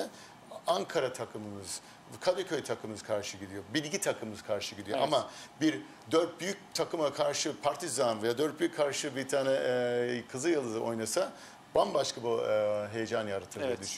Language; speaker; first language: Turkish; early bilingual, heritage; Turkish